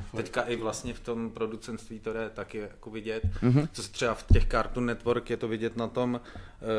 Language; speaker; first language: Czech; native; Czech